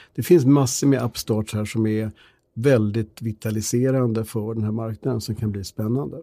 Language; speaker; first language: Swedish; native; Swedish